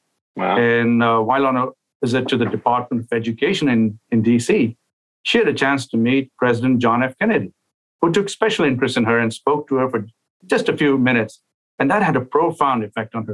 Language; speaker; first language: English; non-native, local second language; Urdu